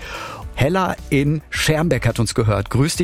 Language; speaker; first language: German; native; German